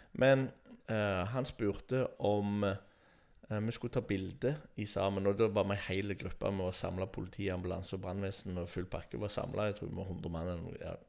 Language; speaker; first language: Norwegian; native; Norwegian